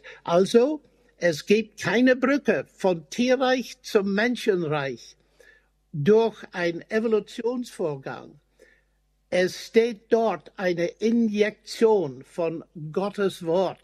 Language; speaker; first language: German; non-native, fluent; English